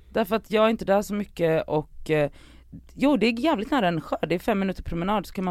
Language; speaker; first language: Swedish; native; Swedish